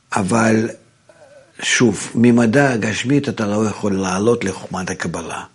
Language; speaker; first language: Hebrew; non-native, fluent; Russian